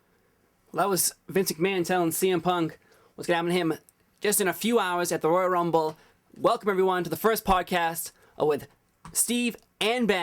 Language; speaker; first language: English; native; English